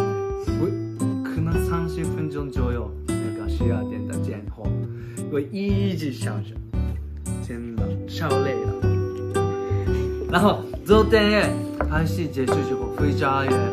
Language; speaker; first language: Chinese; non-native, learner; Japanese